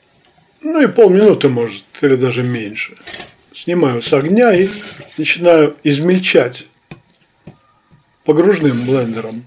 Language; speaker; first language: Russian; native; Russian